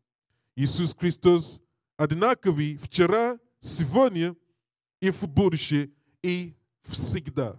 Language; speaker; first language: Russian; non-native, learner; English